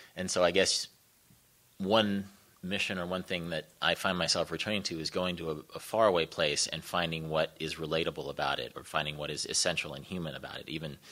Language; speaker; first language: English; native; English